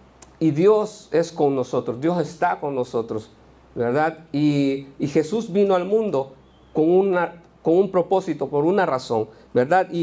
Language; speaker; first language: Spanish; native; Spanish